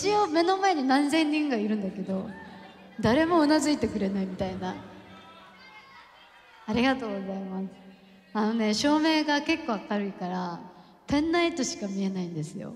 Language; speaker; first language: Japanese; non-native, fluent; Korean